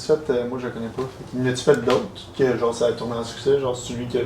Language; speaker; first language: French; native; French